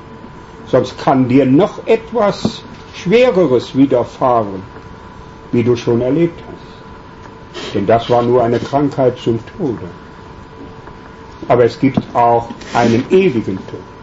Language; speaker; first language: German; native; German